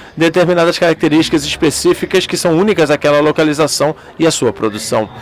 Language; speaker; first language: Portuguese; non-native, learner; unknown